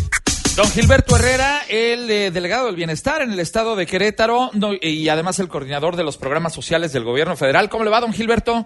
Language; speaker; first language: Spanish; native; Spanish